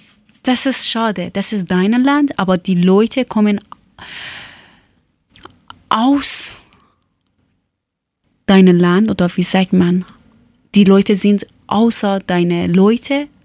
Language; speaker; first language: German; non-native, learner; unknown